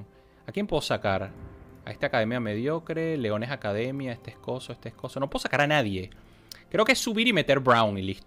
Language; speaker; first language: Spanish; native; Spanish